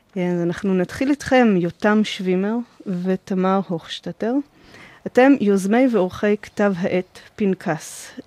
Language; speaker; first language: Hebrew; native; Hebrew